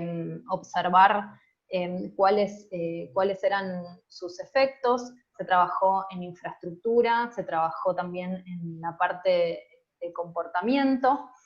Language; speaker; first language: Spanish; native; Spanish